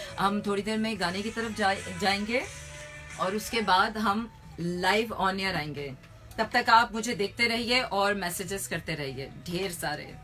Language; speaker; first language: Urdu; native; Urdu